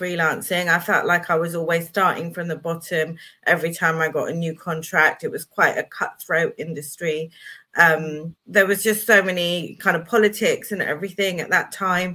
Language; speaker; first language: English; native; English